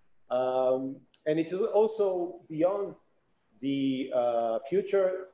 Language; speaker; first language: English; non-native, fluent; Hebrew